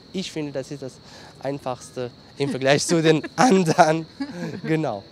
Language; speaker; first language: German; non-native, fluent; Kurdish